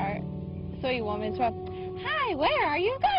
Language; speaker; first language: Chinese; early bilingual, heritage; Chinese